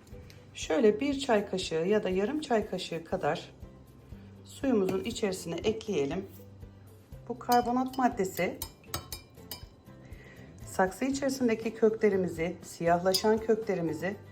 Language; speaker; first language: Turkish; native; Turkish